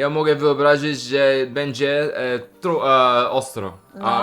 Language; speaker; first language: Polish; non-native, learner; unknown